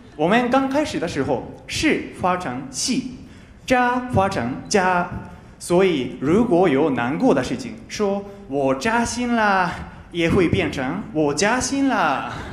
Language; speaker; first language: Chinese; non-native, fluent; Japanese